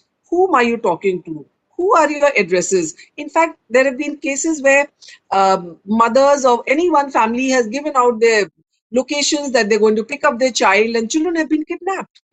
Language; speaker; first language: English; non-native, local second language; Hindi